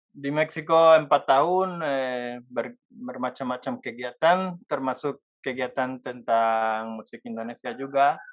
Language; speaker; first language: Indonesian; non-native, fluent; Spanish